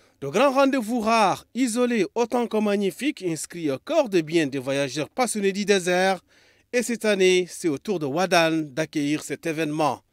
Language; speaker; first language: French; non-native, local second language; Arabic